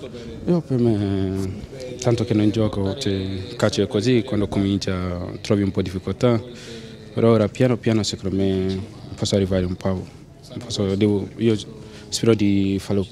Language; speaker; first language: Italian; non-native, learner; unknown